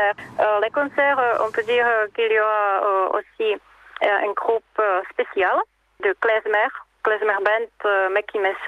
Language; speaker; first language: French; non-native, fluent; Czech